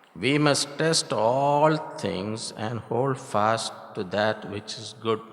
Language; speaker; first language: English; non-native, local second language; Tamil